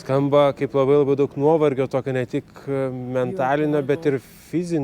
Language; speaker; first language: Lithuanian; native; Lithuanian